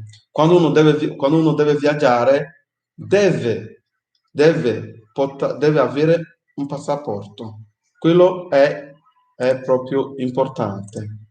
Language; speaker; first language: Italian; non-native, fluent; English